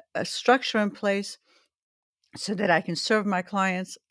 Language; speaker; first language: English; early bilingual, other home language; Arabic